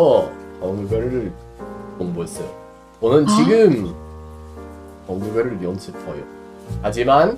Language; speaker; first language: Korean; non-native, learner; English